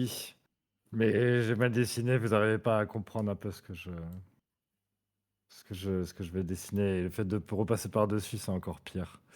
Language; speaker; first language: French; native; French